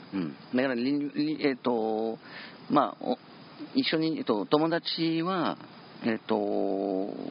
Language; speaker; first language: Japanese; non-native, learner; French